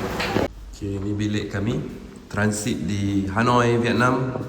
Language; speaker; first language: Malay; native; Malay